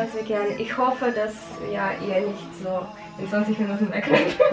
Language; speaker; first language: German; non-native, fluent; Russian